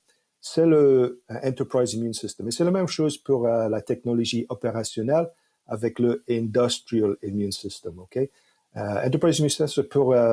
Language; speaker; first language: French; non-native, fluent; English